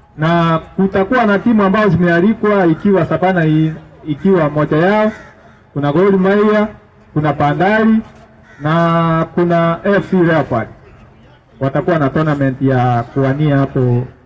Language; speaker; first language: Swahili; native; Swahili